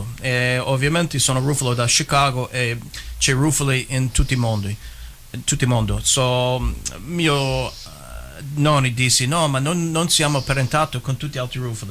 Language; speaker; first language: Italian; early bilingual, heritage; English